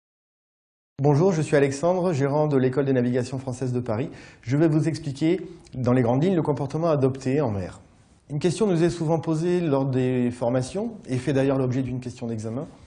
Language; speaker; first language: French; native; French